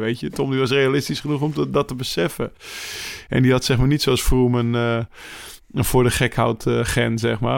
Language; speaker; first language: Dutch; native; Dutch